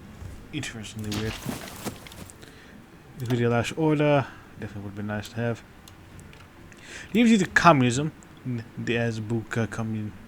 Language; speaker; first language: English; native; English